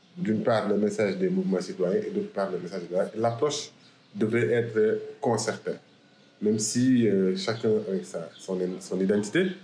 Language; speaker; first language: French; non-native, local second language; Wolof